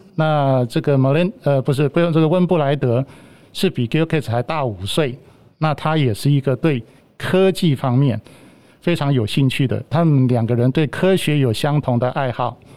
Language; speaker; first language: Chinese; native; Chinese